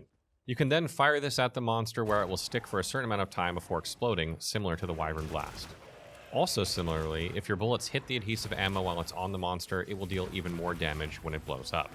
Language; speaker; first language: English; native; English